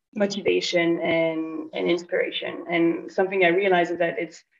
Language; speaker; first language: English; non-native, fluent; French